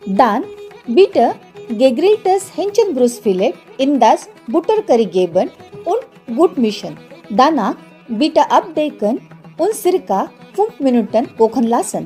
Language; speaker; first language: German; non-native, learner; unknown